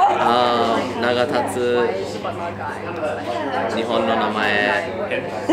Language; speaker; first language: Japanese; non-native, learner; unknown